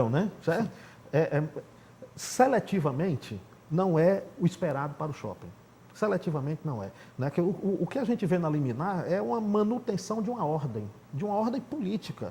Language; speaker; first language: Portuguese; native; Portuguese